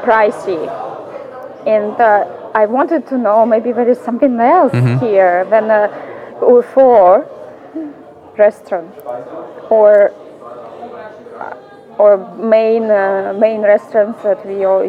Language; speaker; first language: English; non-native, fluent; Russian